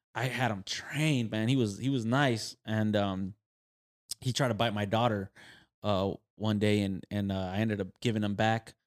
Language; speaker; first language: English; native; English